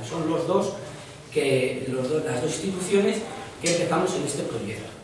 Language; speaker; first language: Spanish; native; Spanish